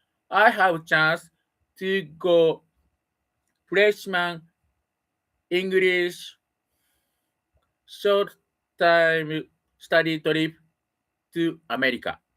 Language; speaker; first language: English; non-native, learner; Japanese